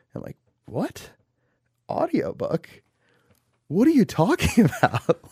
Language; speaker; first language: English; native; English